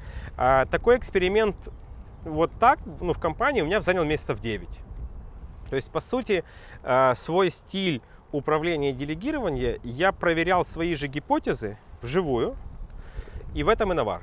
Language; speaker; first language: Russian; native; Russian